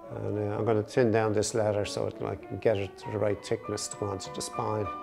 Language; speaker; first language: English; native; English